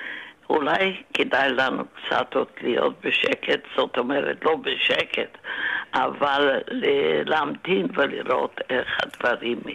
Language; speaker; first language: Hebrew; non-native, fluent; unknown